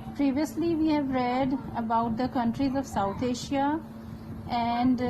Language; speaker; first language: English; non-native, local second language; Urdu